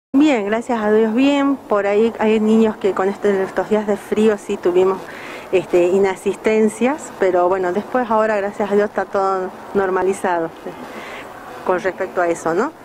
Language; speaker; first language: Spanish; native; Spanish